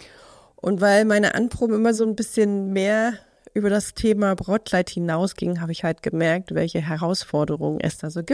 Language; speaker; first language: German; native; German